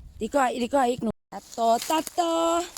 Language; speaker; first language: Danish; non-native, learner; Thai